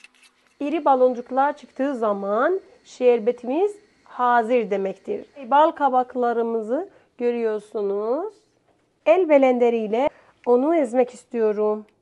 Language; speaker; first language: Turkish; non-native, fluent; Persian